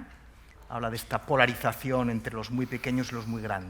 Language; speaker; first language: Spanish; native; Spanish